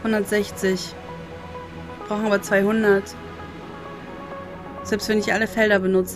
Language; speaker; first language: German; native; German